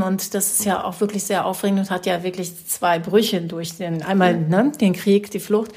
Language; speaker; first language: German; native; German